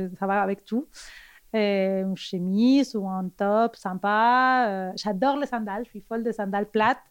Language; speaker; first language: French; non-native, fluent; Spanish